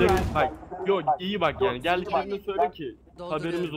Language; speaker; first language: Turkish; native; Turkish